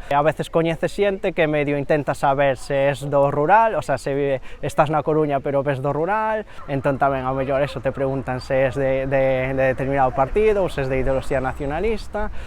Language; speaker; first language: Galician; non-native, local second language; Spanish